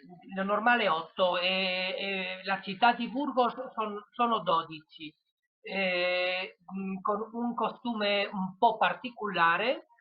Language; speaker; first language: Italian; non-native, learner; Spanish